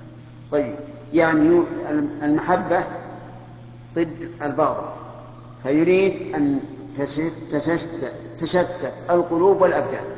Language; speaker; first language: Arabic; native; Arabic